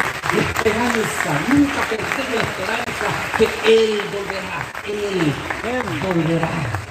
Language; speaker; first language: Spanish; native; Spanish